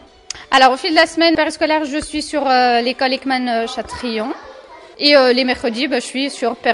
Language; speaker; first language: French; native; French